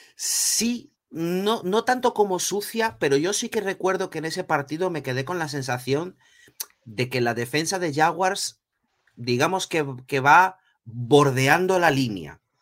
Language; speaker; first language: Spanish; early bilingual, other home language; Portuguese